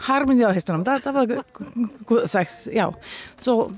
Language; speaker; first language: Icelandic; non-native, learner; Danish